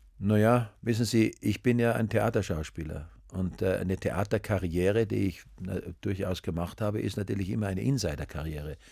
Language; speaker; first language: German; native; German